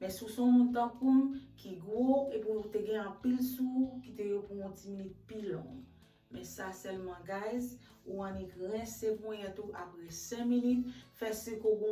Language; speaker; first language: French; non-native, learner; Haitian Creole